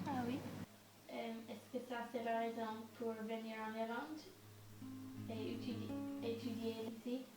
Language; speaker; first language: French; non-native, learner; English